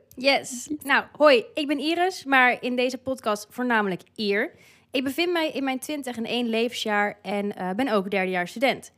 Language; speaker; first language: Dutch; native; Dutch